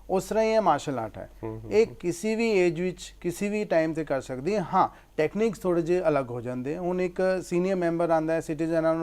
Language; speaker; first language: Hindi; non-native, local second language; Punjabi